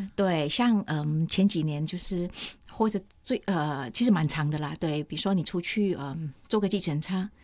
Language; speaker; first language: Chinese; non-native, fluent; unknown